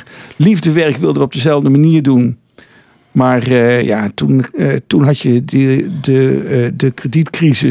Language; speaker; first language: Dutch; native; Dutch